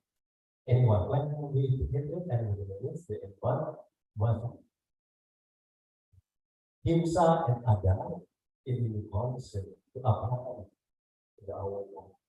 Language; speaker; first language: English; non-native, learner; Indonesian